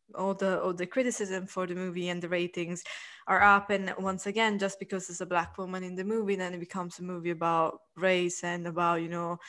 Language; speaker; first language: English; non-native, fluent; Italian